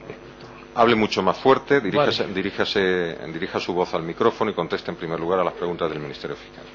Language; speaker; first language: Spanish; native; Spanish